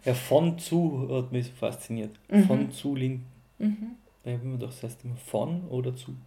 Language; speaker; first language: German; native; German